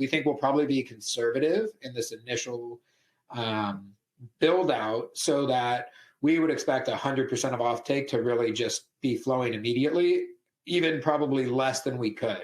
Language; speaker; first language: English; native; English